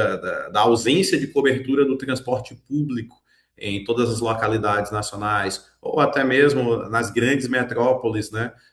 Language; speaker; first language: Portuguese; native; Portuguese